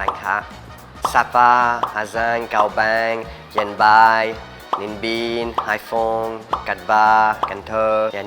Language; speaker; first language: Vietnamese; non-native, learner; French